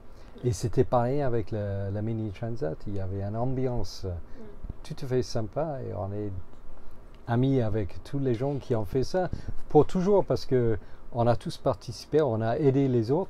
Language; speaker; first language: French; non-native, fluent; English